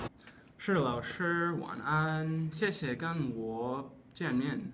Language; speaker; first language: Chinese; non-native, learner; English